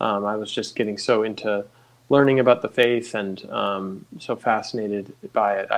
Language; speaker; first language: English; native; English